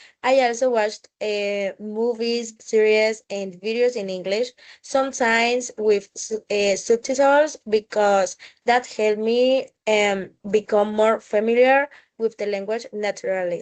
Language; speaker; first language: English; non-native, fluent; Spanish